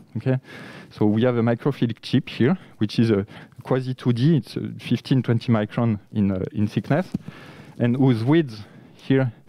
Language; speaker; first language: English; non-native, fluent; French